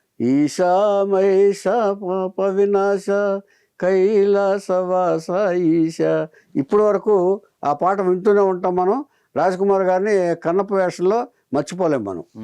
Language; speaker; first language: Telugu; native; Telugu